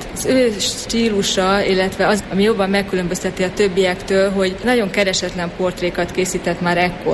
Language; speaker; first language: Hungarian; native; Hungarian